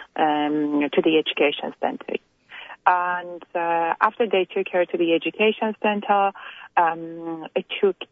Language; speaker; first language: English; non-native, fluent; Persian